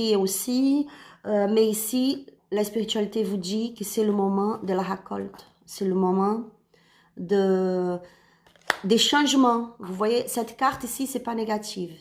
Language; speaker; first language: French; non-native, learner; Spanish